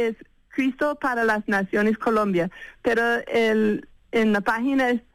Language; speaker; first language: Spanish; non-native, fluent; English